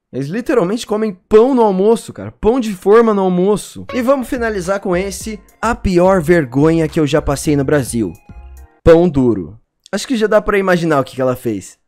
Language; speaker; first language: Portuguese; native; Portuguese